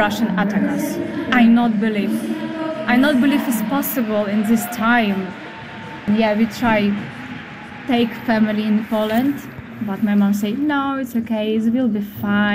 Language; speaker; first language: English; non-native, fluent; Ukrainian